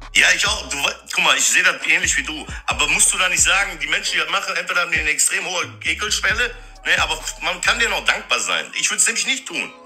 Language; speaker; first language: German; early bilingual, other home language; Croatian